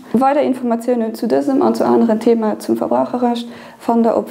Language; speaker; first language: German; non-native, local second language; Luxembourgish